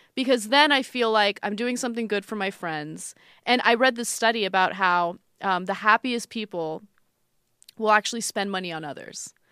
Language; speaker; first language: English; early bilingual, other home language; Armenian